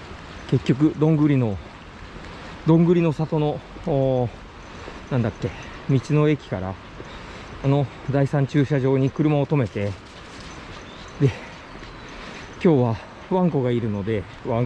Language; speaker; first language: Japanese; native; Japanese